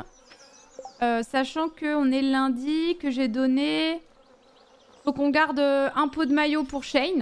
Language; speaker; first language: French; native; French